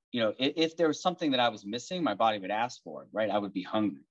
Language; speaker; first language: English; native; English